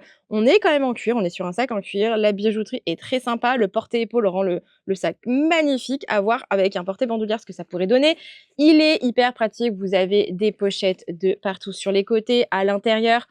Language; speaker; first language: French; native; French